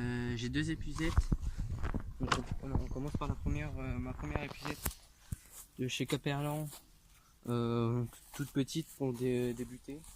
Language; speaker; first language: French; native; French